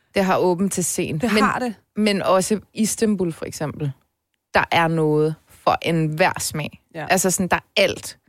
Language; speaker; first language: Danish; native; Danish